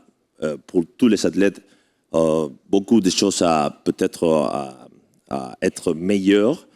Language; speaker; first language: French; non-native, fluent; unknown